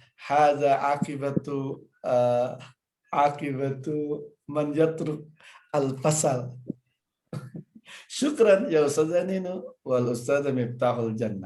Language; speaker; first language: Arabic; non-native, fluent; Indonesian